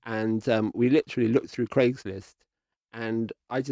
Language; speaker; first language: English; native; English